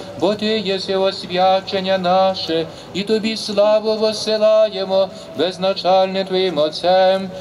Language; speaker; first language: Ukrainian; native; Ukrainian